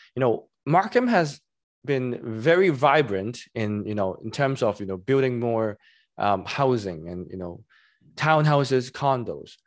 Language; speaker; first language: English; non-native, local second language; Cantonese